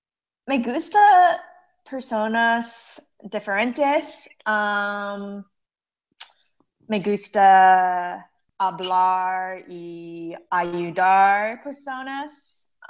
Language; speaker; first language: Spanish; non-native, learner; English